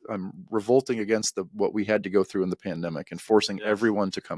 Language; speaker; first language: English; native; English